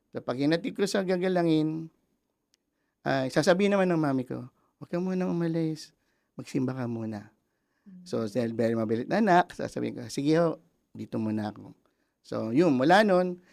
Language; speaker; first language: Filipino; native; Filipino